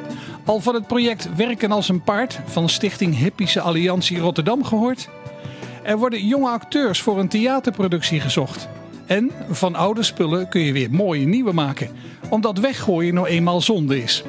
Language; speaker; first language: Dutch; native; Dutch